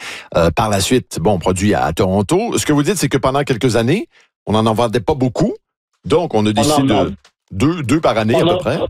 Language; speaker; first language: French; native; French